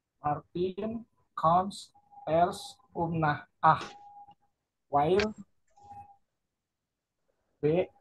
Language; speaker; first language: German; non-native, learner; Indonesian